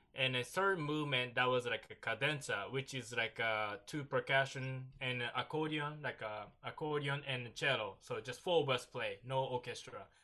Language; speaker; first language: English; non-native, learner; Japanese